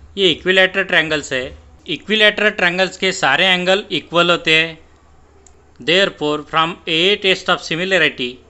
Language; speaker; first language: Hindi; non-native, local second language; Marathi